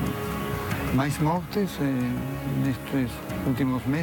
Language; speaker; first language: Portuguese; non-native, learner; Spanish